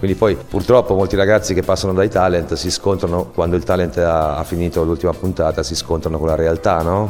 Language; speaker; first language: Italian; native; Italian